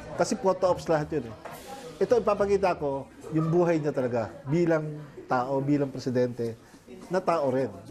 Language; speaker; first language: Filipino; native; Filipino